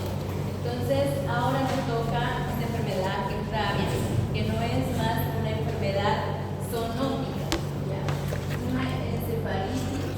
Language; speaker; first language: Spanish; native; Spanish